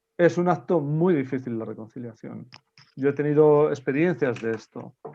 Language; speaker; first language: Spanish; native; Spanish